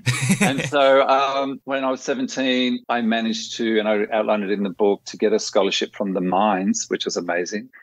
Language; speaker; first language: English; native; English